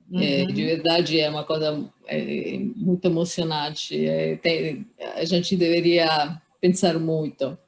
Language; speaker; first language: Portuguese; non-native, fluent; Italian